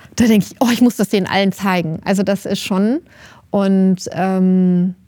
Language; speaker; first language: German; native; German